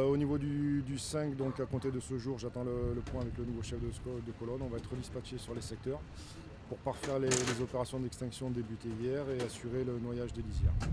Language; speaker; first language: French; native; French